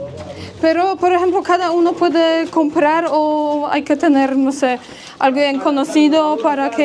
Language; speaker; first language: Spanish; non-native, fluent; Polish